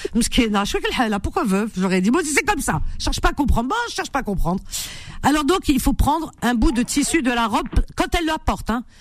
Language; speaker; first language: French; early bilingual, other home language; Arabic